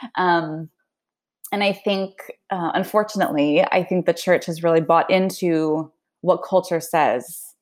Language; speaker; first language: English; early bilingual, other home language; Swedish